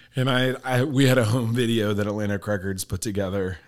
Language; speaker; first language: English; early bilingual, other home language; Filipino